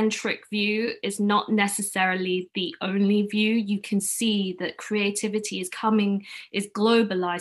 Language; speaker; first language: English; non-native, local second language; Cantonese